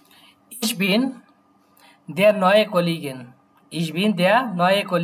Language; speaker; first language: German; non-native, learner; Bangla